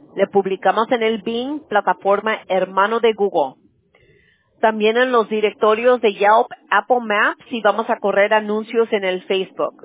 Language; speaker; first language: Spanish; early bilingual, other home language; English